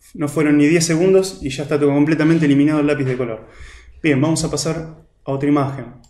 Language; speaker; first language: Spanish; native; Spanish